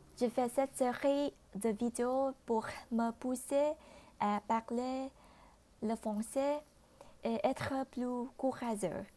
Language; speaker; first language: French; non-native, learner; Vietnamese